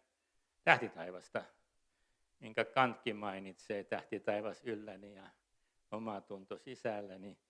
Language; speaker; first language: Finnish; native; Finnish